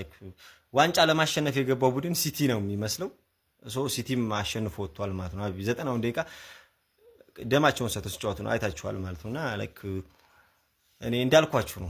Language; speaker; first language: Amharic; native; Amharic